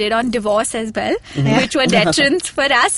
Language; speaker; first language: English; non-native, local second language; Hindi